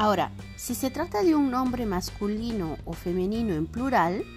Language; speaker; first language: Spanish; non-native, fluent; French